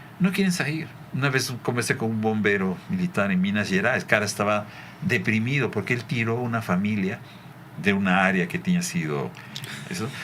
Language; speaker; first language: Portuguese; non-native, fluent; Spanish